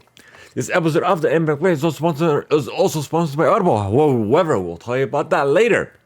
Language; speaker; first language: English; early bilingual, heritage; Arabic